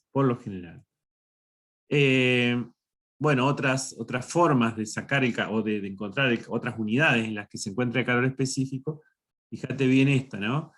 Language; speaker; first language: Spanish; native; Spanish